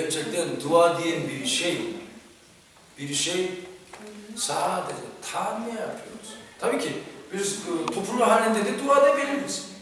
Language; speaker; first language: Turkish; non-native, fluent; Korean